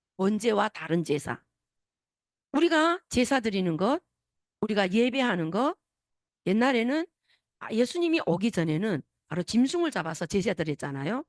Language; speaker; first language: Korean; native; Korean